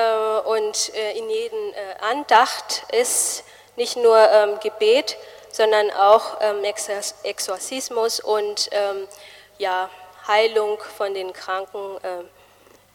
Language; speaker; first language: German; non-native, fluent; Malagasy